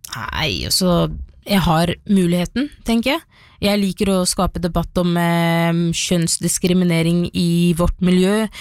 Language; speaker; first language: Norwegian; early bilingual, other home language; Somali